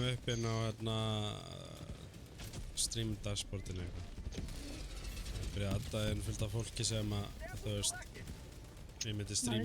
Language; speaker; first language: Icelandic; native; Icelandic